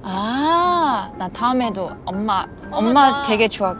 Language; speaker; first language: Korean; non-native, learner; Chinese